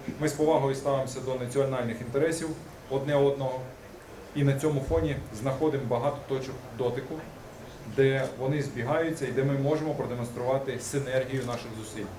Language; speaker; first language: Ukrainian; native; Ukrainian